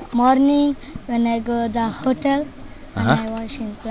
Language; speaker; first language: English; non-native, learner; Kannada